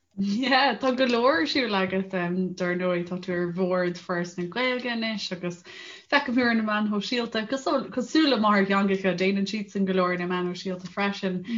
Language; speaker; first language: Irish; non-native, local second language; English